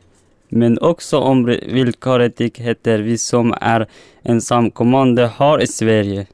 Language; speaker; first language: Swedish; non-native, learner; Persian